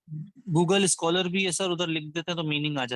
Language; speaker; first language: Urdu; native; Urdu